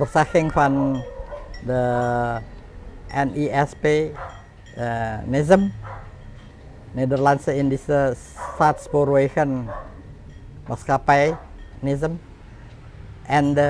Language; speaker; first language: Dutch; non-native, fluent; Indonesian